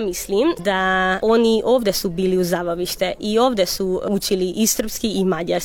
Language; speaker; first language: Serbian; non-native, local second language; Hungarian